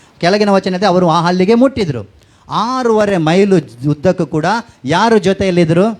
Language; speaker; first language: Kannada; non-native, local second language; Tulu